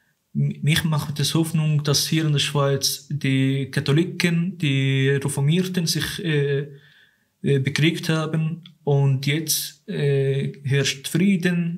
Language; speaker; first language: German; non-native, fluent; Arabic